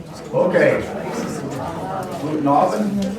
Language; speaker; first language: German; non-native, learner; English